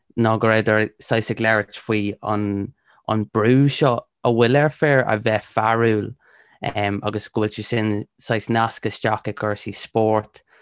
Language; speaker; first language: Irish; non-native, local second language; English